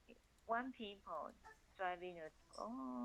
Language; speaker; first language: English; non-native, learner; Chinese